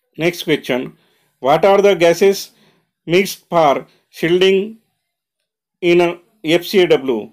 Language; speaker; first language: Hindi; non-native, local second language; Marathi